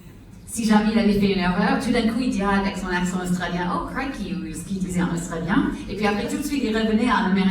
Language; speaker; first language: French; native; French